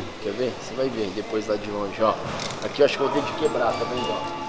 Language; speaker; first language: Portuguese; native; Portuguese